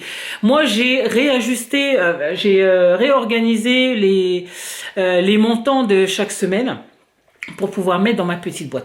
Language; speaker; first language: French; native; French